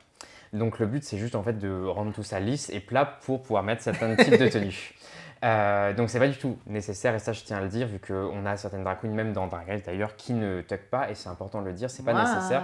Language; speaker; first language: French; native; French